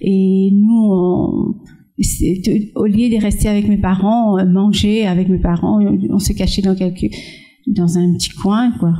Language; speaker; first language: French; non-native, fluent; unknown